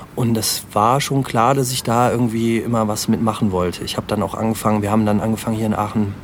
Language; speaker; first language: German; native; German